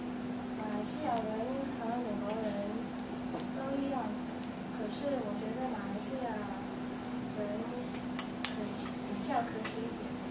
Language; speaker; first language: Chinese; non-native, learner; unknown